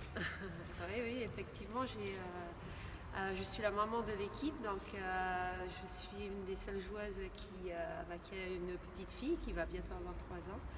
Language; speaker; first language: French; native; French